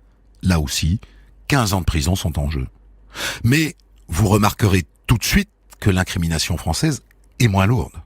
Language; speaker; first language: French; native; French